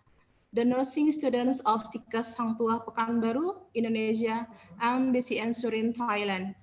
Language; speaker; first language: English; non-native, learner; Indonesian